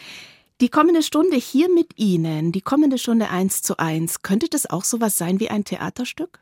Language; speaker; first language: German; native; German